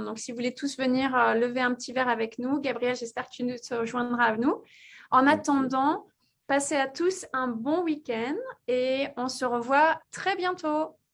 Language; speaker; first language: French; native; French